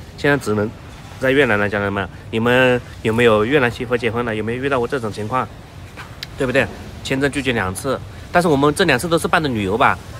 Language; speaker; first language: Chinese; native; Chinese